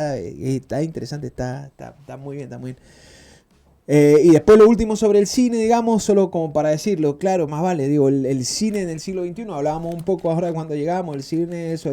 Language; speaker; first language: Spanish; native; Spanish